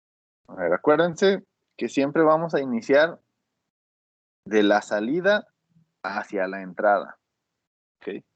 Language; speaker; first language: Spanish; native; Spanish